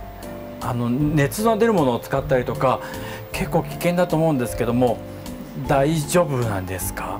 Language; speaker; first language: Japanese; native; Japanese